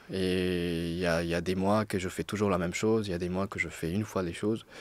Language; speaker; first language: French; non-native, fluent; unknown